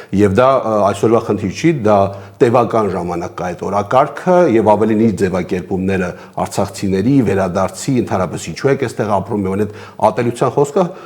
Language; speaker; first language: Armenian; native; Armenian